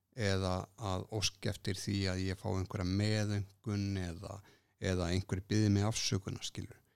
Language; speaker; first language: Icelandic; native; Icelandic